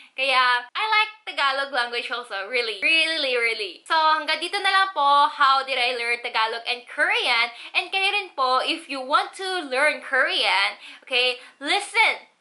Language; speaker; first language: English; non-native, local second language; Korean